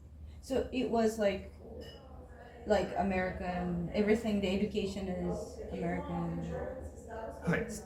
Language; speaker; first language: English; non-native, fluent; Japanese